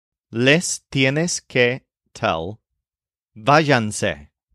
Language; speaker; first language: Spanish; non-native, fluent; English